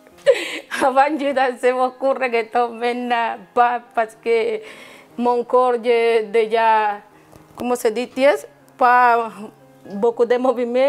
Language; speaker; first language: French; non-native, learner; Spanish